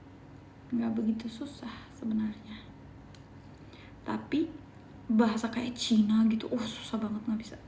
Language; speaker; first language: Indonesian; non-native, fluent; Turkish